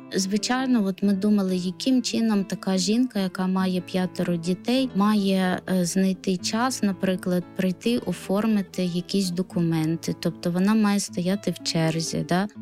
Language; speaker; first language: Ukrainian; non-native, local second language; Romany